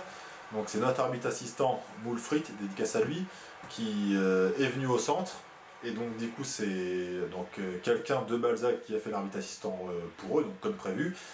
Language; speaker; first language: French; native; French